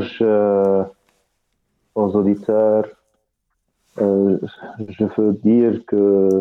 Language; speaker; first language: French; non-native, fluent; Arabic